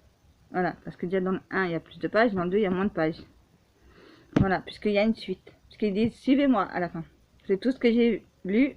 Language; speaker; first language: French; native; French